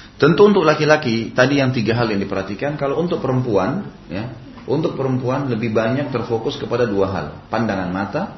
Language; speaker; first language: Indonesian; native; Indonesian